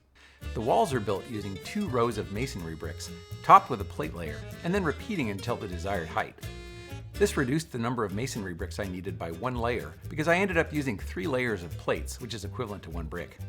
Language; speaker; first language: English; native; English